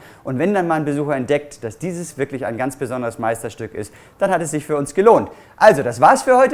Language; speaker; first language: German; native; German